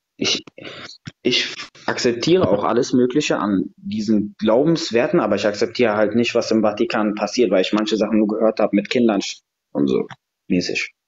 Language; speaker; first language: German; early bilingual, other home language; Serbian